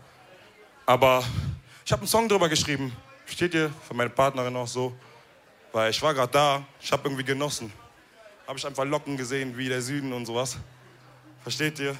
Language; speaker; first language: German; early bilingual, other home language; Wolof